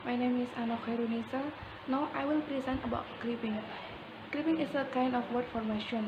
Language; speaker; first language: English; non-native, learner; Indonesian